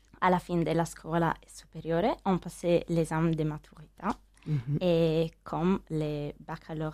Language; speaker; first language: French; non-native, learner; Italian